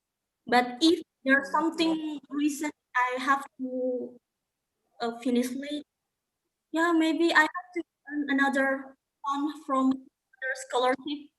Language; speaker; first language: English; non-native, learner; Indonesian